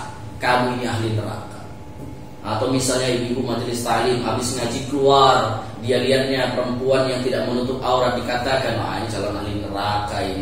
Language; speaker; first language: Indonesian; native; Indonesian